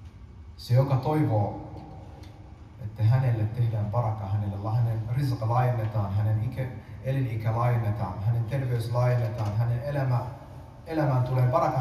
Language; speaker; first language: Finnish; early bilingual, other home language; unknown